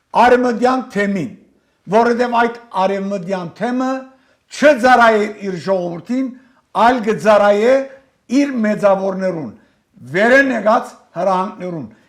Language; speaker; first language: Armenian; native; Armenian